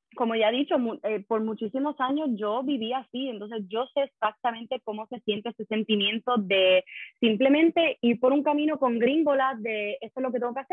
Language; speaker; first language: Spanish; native; Spanish